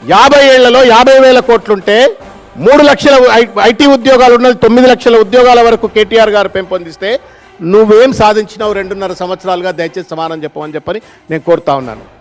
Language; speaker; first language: Telugu; native; Telugu